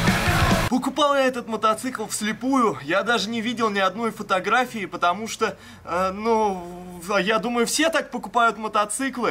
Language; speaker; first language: Russian; native; Russian